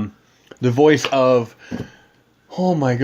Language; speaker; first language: English; native; English